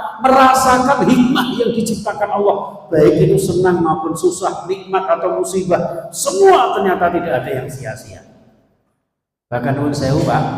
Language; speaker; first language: Indonesian; non-native, local second language; Javanese